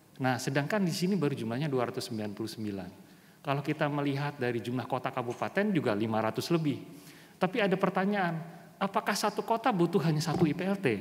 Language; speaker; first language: Indonesian; native; Indonesian